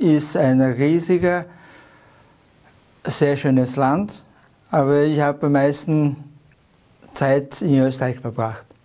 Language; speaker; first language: German; non-native, learner; Chinese